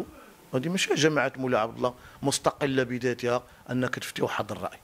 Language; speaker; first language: Arabic; native; Arabic